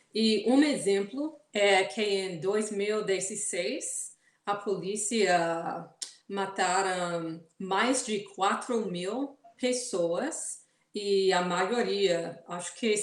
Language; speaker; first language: Portuguese; non-native, fluent; English